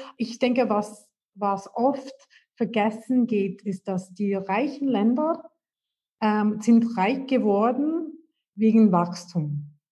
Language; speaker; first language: German; non-native, fluent; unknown